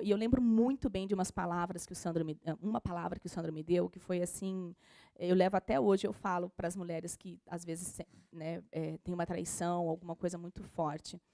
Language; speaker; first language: Portuguese; native; Portuguese